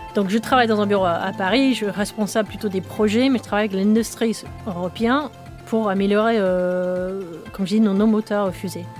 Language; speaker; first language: French; non-native, fluent; English